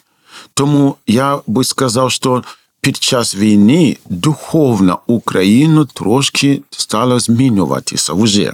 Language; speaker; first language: Ukrainian; non-native, fluent; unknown